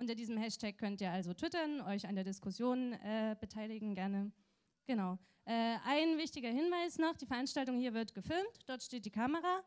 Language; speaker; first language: German; native; German